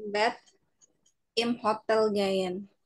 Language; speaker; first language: German; non-native, learner; Indonesian